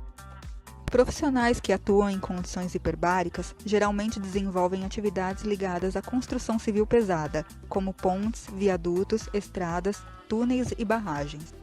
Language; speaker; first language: Portuguese; native; Portuguese